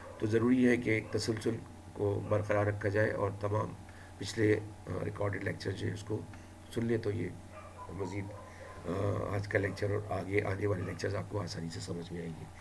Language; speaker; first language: Urdu; native; Urdu